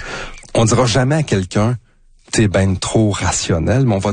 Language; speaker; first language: French; native; French